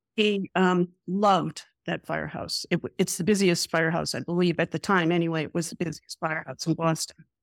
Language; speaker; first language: English; native; English